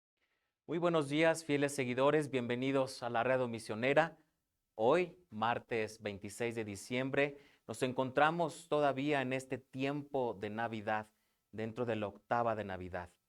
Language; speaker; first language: Spanish; native; Spanish